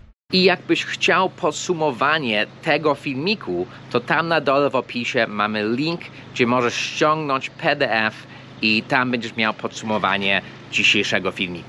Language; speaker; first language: Polish; non-native, fluent; English